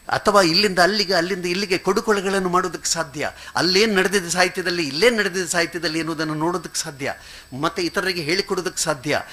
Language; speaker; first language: Kannada; non-native, local second language; Malayalam